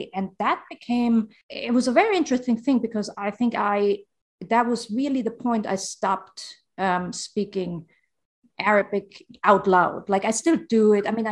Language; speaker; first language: English; non-native, fluent; German